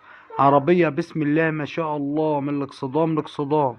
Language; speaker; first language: Arabic; native; Arabic